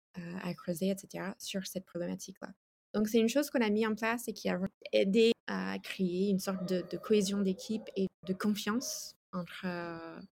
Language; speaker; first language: French; non-native, fluent; English